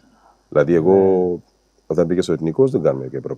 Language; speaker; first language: Greek; non-native, learner; Kabuverdianu